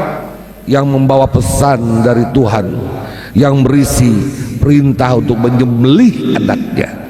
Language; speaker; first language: Indonesian; native; Indonesian